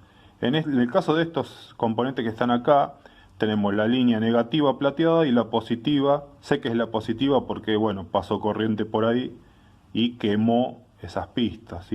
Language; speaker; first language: Spanish; native; Spanish